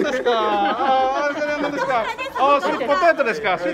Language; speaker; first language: Japanese; non-native, learner; Indonesian